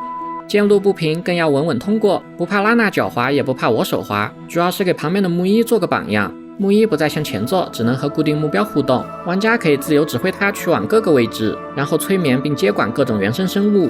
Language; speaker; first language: Chinese; native; Chinese